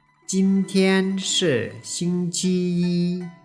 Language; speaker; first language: Chinese; non-native, fluent; Tibetan